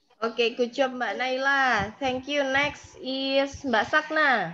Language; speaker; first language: English; non-native, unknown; Indonesian